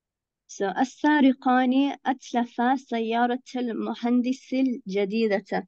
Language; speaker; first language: Arabic; non-native, learner; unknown